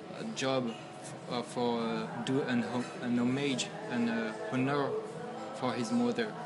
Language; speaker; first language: English; non-native, learner; French